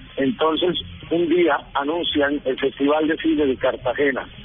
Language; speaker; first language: Spanish; native; Spanish